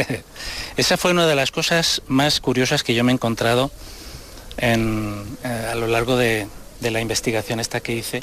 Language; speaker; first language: Spanish; native; Spanish